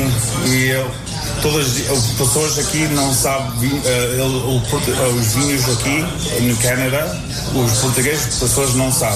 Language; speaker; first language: Portuguese; early bilingual, heritage; English